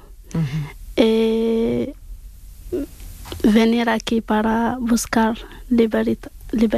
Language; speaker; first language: Spanish; non-native, learner; Arabic